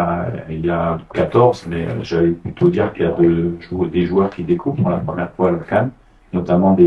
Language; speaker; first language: French; non-native, fluent; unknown